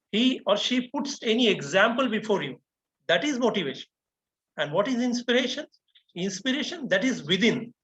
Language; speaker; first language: English; non-native, local second language; Marathi